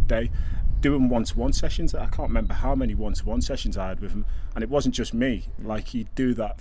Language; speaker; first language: English; native; English